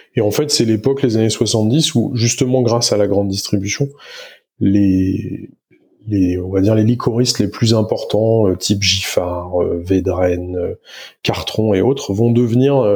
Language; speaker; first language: French; native; French